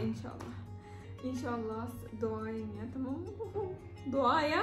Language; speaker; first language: Indonesian; non-native, learner; Turkish